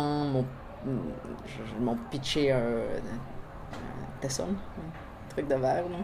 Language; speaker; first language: French; early bilingual, other home language; Spanish